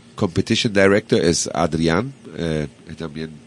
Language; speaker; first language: Spanish; non-native, learner; German